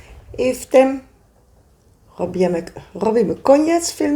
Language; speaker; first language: Polish; non-native, learner; Dutch